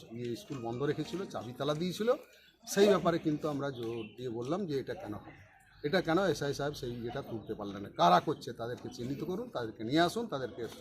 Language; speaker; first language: Bangla; non-native, local second language; Santali